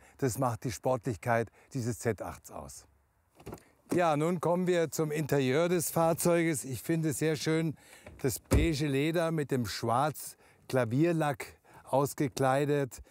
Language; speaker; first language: German; native; German